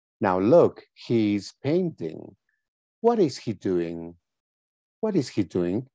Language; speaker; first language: English; non-native, fluent; Spanish